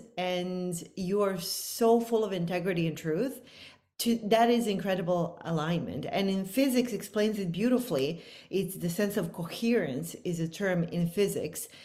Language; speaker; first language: English; non-native, fluent; Bosnian